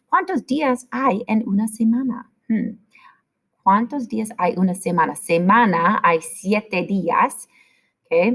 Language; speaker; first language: Spanish; non-native, fluent; English